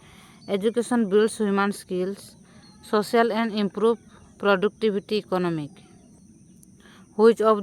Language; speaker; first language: English; non-native, local second language; Odia